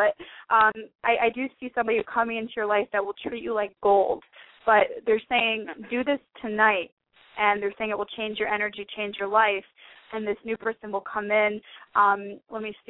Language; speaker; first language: English; native; English